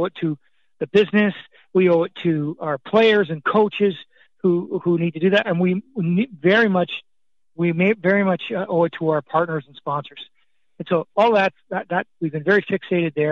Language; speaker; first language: English; native; English